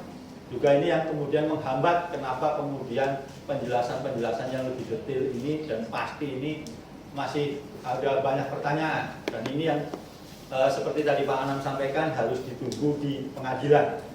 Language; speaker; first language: Indonesian; native; Indonesian